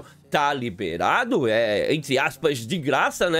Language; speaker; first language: Portuguese; native; Portuguese